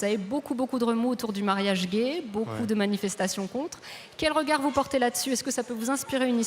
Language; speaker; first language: French; native; French